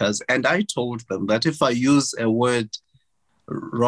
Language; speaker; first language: English; non-native, local second language; Xhosa